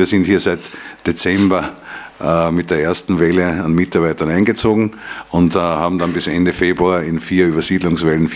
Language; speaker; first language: German; native; German